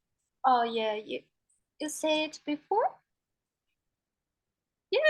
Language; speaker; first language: English; non-native, learner; Chinese